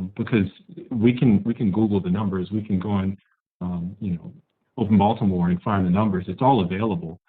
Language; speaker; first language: English; native; English